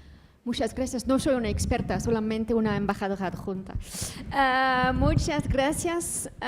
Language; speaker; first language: Spanish; non-native, fluent; Dutch